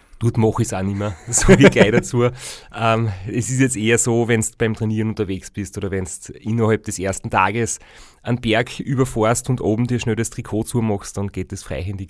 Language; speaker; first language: German; native; German